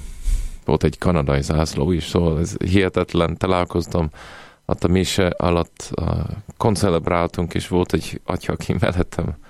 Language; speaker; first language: Hungarian; non-native, fluent; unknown